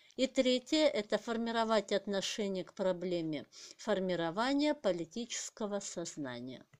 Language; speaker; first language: Russian; non-native, local second language; Kazakh